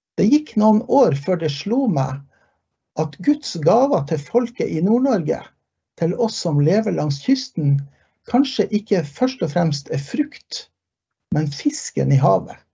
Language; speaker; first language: Norwegian; early bilingual, heritage; Norwegian